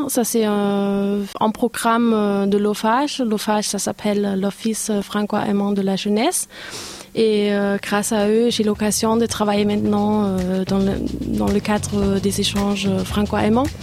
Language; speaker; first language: French; non-native, fluent; German